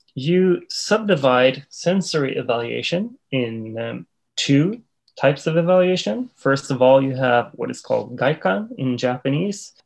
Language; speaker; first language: English; non-native, fluent; Swedish